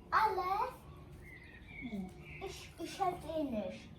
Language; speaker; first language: German; early bilingual, other home language; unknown